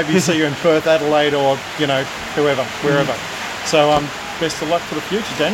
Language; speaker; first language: English; native; English